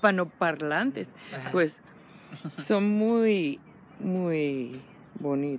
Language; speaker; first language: Spanish; non-native, fluent; English